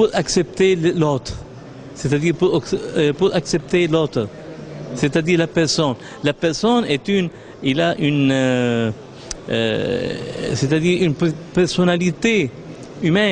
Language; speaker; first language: French; non-native, local second language; Arabic